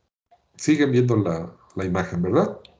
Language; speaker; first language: Spanish; native; Spanish